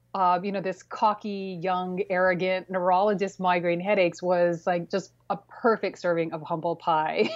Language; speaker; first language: English; early bilingual, other home language; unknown